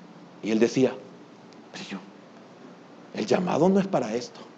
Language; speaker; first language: Spanish; native; Spanish